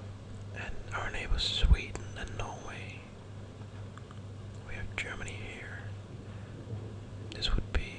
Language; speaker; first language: English; non-native, fluent; Danish